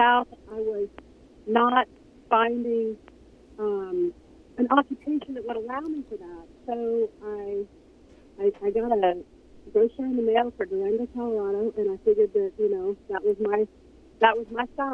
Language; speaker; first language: English; native; English